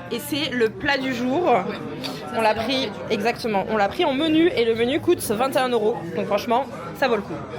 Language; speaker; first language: French; native; French